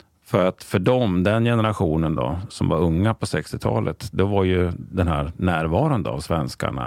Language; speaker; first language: Swedish; native; Swedish